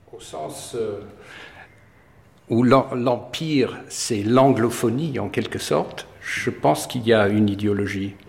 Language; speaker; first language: French; non-native, fluent; English